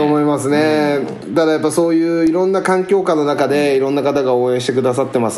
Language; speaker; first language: Japanese; native; Japanese